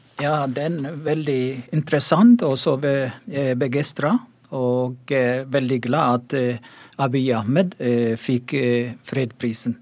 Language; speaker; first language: Norwegian; non-native, learner; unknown